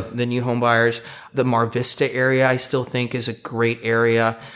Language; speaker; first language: English; native; English